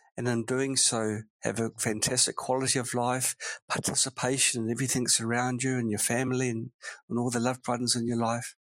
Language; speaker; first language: English; native; English